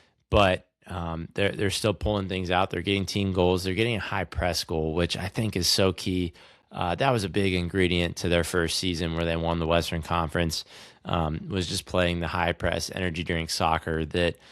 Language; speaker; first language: English; native; English